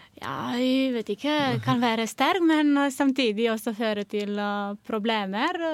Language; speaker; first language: Norwegian; non-native, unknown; Romanian